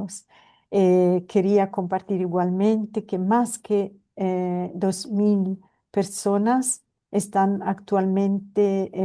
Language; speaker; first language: Spanish; non-native, fluent; Italian